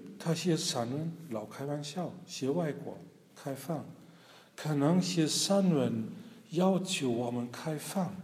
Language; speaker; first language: Chinese; non-native, fluent; German